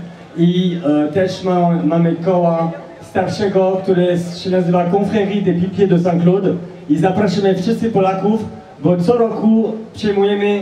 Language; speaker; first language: Polish; non-native, learner; French